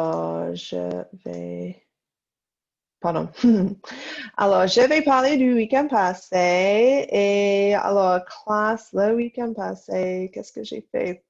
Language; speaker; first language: French; non-native, fluent; English